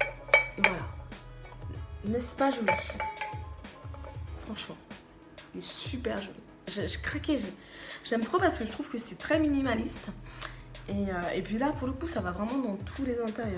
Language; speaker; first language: French; native; French